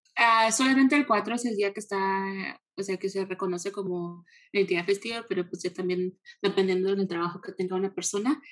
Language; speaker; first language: Spanish; early bilingual, heritage; Spanish